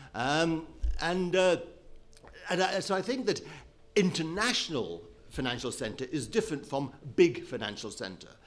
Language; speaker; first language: English; native; English